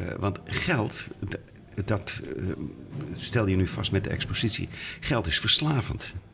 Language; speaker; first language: Dutch; native; Dutch